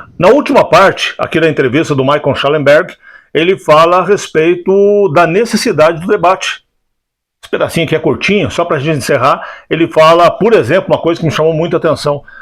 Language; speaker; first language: Portuguese; native; Portuguese